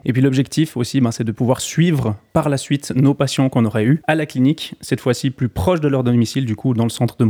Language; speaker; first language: French; native; French